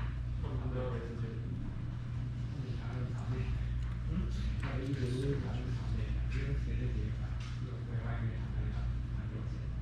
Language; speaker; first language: Chinese; non-native, learner; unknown